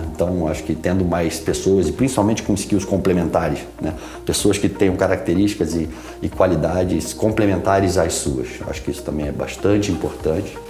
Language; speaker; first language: Portuguese; native; Portuguese